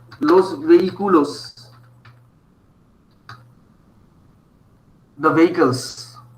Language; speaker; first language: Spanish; non-native, fluent; Bangla